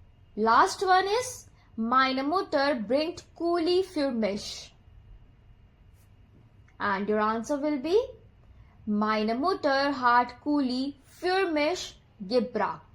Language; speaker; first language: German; non-native, fluent; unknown